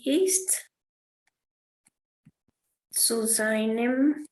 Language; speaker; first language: German; non-native, fluent; Spanish